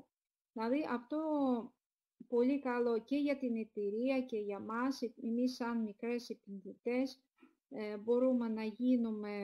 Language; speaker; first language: Greek; non-native, fluent; Russian